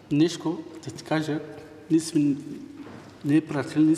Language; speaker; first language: Bulgarian; non-native, local second language; Turkish